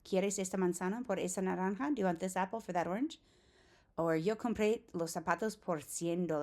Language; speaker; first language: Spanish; non-native, fluent; English